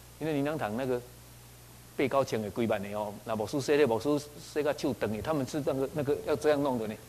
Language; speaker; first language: Chinese; native; Chinese